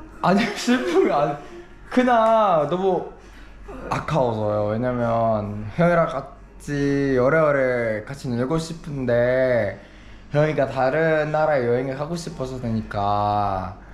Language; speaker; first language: Korean; non-native, learner; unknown